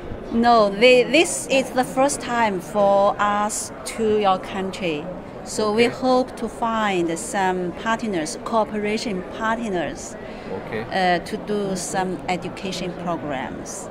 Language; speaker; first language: English; non-native, learner; Chinese